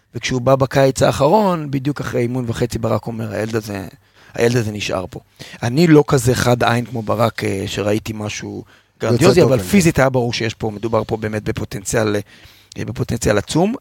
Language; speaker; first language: Hebrew; native; Hebrew